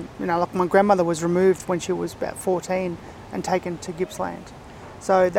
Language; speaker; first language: English; native; English